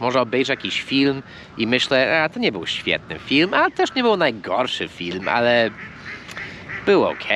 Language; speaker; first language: Polish; non-native, fluent; English